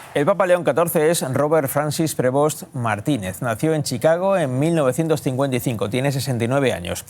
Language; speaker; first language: Spanish; native; Spanish